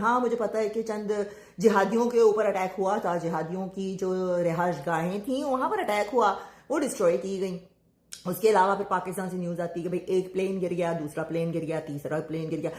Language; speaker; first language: Urdu; native; Urdu